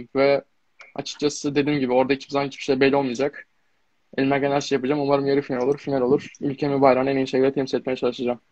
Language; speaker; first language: Turkish; native; Turkish